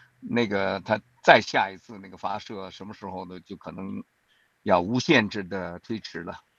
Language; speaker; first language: Chinese; native; Chinese